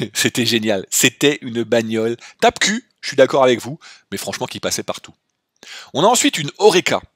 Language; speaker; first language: French; native; French